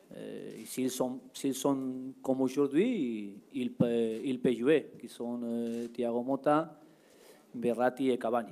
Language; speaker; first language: French; non-native, learner; Spanish